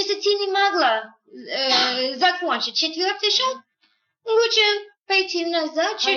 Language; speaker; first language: Russian; non-native, fluent; English